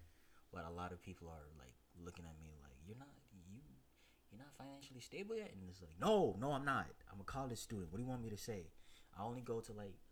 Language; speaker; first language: English; native; English